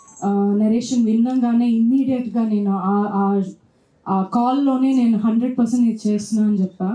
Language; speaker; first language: Telugu; non-native, fluent; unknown